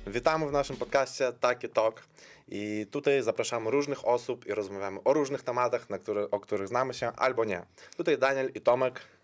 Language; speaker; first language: Polish; early bilingual, heritage; Polish